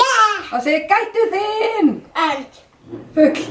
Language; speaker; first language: Icelandic; non-native, fluent; Danish